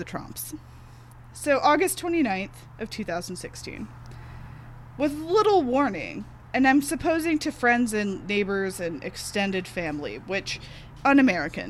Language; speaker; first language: English; native; English